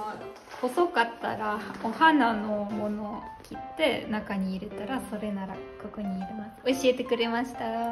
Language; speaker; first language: Japanese; non-native, learner; German